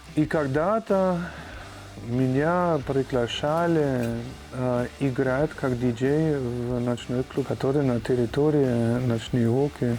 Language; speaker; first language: Russian; non-native, fluent; German